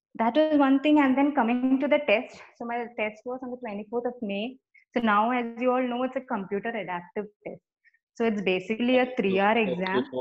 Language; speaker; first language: English; non-native, local second language; Malayalam